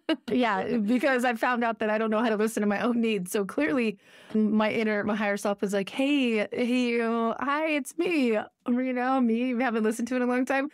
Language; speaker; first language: English; native; English